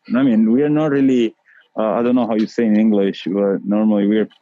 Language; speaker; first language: English; non-native, fluent; Italian